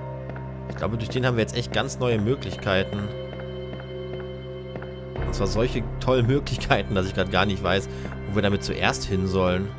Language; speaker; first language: German; native; German